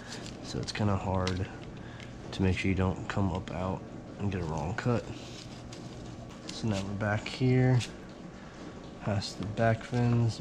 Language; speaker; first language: English; native; English